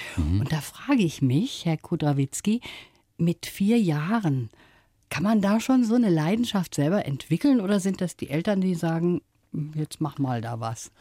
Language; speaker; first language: German; native; German